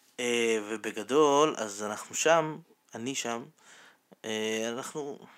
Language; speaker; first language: Hebrew; non-native, fluent; Russian